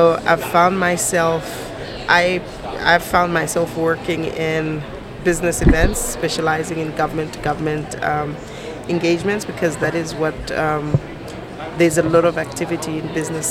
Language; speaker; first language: English; non-native, local second language; Bemba